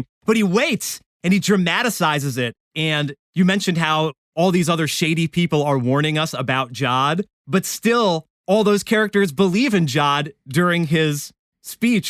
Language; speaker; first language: English; native; English